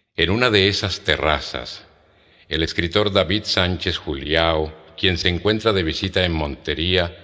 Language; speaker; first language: Spanish; native; Spanish